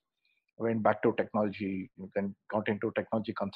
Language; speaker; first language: English; non-native, local second language; Kannada